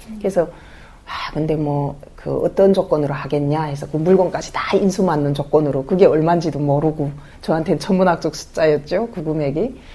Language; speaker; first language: Korean; native; Korean